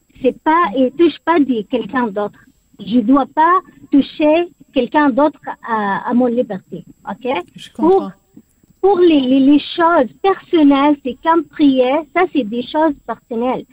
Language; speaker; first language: French; non-native, learner; Arabic